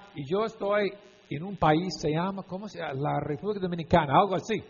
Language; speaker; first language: Spanish; non-native, fluent; English